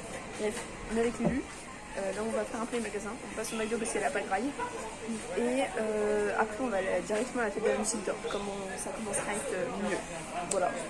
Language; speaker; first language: French; native; French